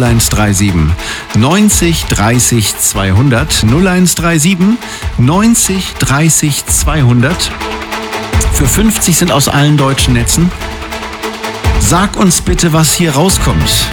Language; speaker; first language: German; native; German